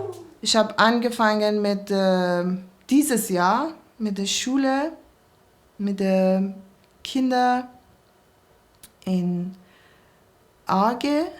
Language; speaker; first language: German; non-native, learner; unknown